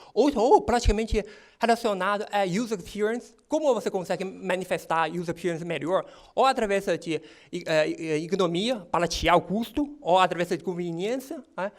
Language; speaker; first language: Portuguese; non-native, fluent; Chinese